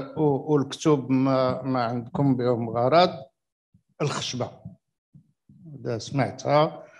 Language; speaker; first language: Arabic; native; Arabic